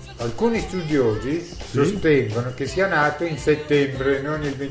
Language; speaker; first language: Italian; native; Italian